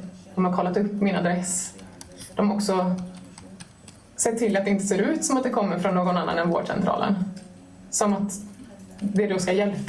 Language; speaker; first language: Swedish; native; Swedish